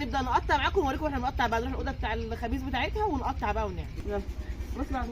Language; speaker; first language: Arabic; native; Arabic